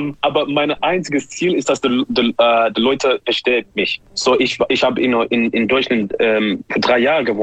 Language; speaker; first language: German; non-native, learner; English